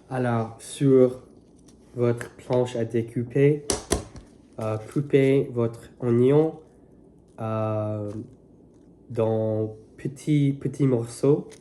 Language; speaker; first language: French; non-native, learner; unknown